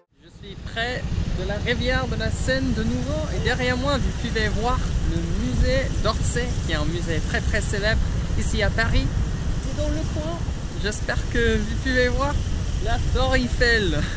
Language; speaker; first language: French; non-native, fluent; English